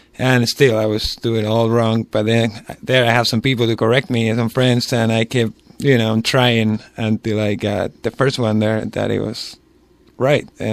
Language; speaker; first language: English; non-native, fluent; Spanish